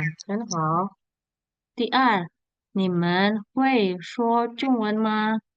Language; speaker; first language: Chinese; non-native, fluent; Indonesian